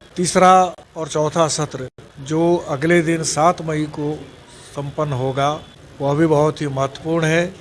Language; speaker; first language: Hindi; native; Hindi